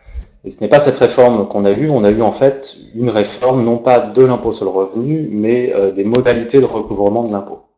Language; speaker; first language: French; native; French